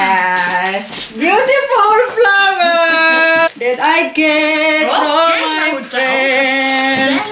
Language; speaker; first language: English; non-native, learner; Indonesian